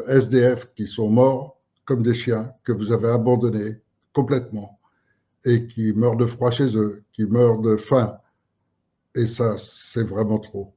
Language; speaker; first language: French; native; French